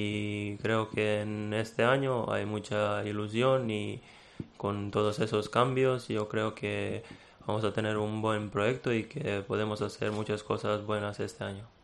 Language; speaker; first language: Spanish; non-native, fluent; Serbian